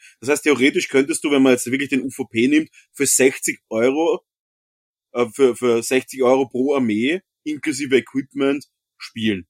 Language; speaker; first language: German; native; German